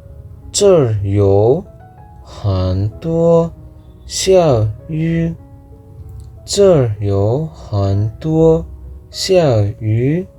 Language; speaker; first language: Chinese; non-native, fluent; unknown